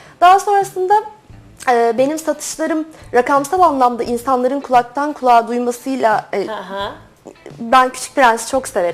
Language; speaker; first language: Turkish; native; Turkish